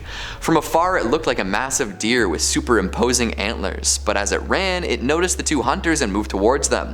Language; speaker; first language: English; native; English